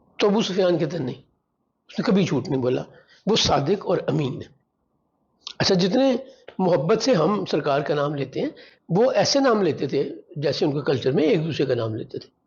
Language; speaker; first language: Urdu; non-native, local second language; Punjabi